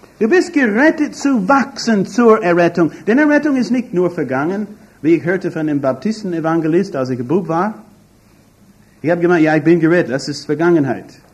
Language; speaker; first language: German; non-native, fluent; English